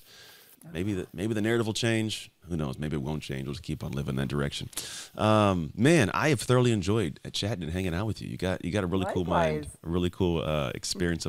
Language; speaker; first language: English; native; English